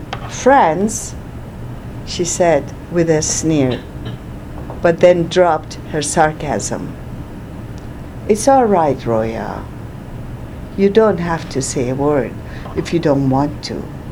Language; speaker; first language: English; non-native, fluent; Persian